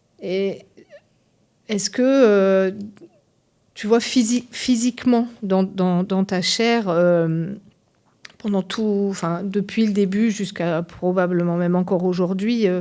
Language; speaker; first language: French; native; French